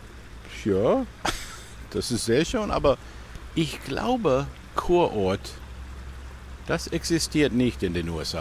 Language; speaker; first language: German; non-native, learner; English